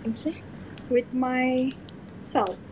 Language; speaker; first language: English; non-native, learner; Indonesian